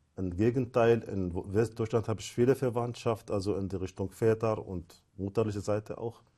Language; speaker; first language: German; non-native, fluent; Arabic